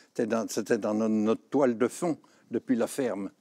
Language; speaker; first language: French; native; French